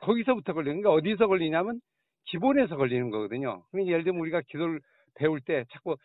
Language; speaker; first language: Korean; native; Korean